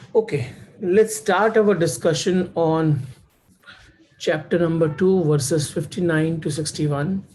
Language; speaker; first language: English; non-native, local second language; Hindi